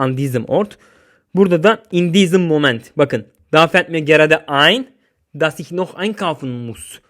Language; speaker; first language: German; non-native, fluent; Turkish